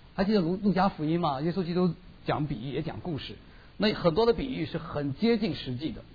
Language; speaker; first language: Chinese; native; Chinese